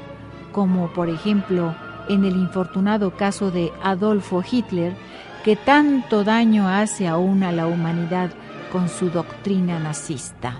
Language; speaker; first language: Spanish; native; Spanish